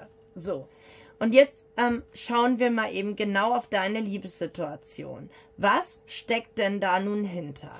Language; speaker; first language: German; native; German